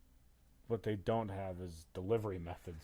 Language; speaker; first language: English; native; English